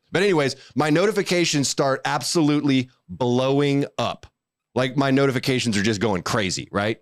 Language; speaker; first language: English; native; English